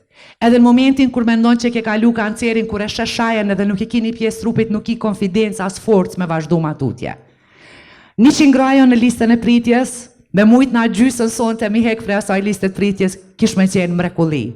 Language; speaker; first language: Albanian; native; Albanian